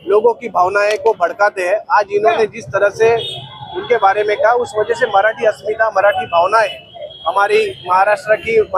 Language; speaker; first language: Hindi; non-native, local second language; Marathi